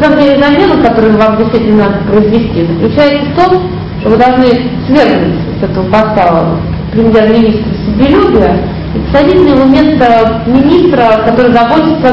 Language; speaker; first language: Russian; native; Russian